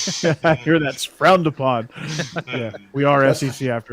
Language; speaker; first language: English; native; English